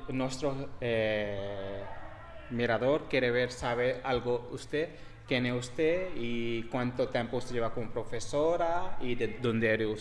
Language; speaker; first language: Spanish; non-native, learner; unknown